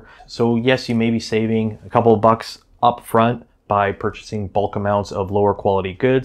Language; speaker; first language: English; native; English